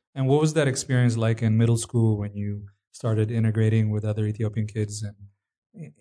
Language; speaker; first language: English; non-native, fluent; Amharic